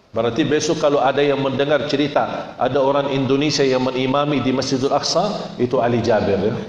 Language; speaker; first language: Indonesian; non-native, fluent; Arabic